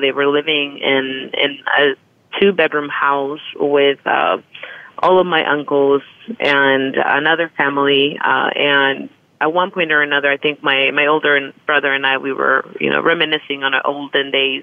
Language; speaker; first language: English; early bilingual, other home language; Spanish